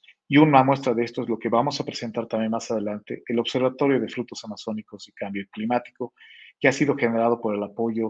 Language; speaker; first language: Spanish; native; Spanish